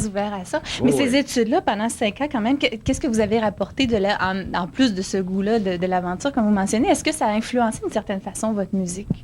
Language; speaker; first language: French; native; French